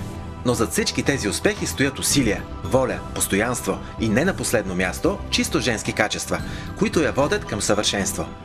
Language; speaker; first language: Bulgarian; native; Bulgarian